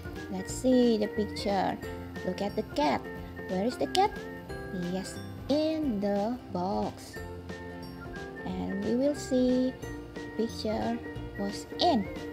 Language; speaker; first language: English; non-native, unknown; Indonesian